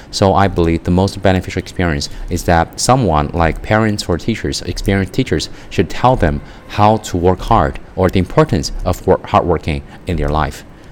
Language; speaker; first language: English; non-native, fluent; Chinese